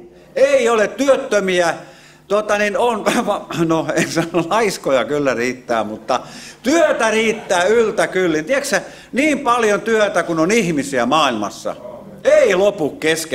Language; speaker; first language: Finnish; native; Finnish